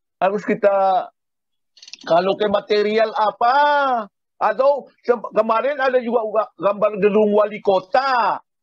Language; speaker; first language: Indonesian; native; Indonesian